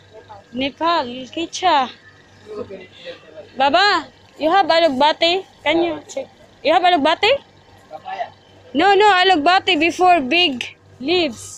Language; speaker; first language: English; non-native, local second language; Filipino